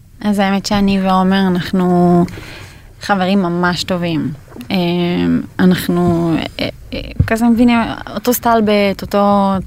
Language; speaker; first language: Hebrew; native; Hebrew